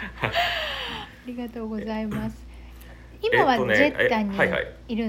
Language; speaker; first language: Japanese; native; Japanese